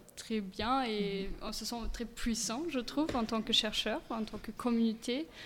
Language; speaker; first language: French; non-native, fluent; German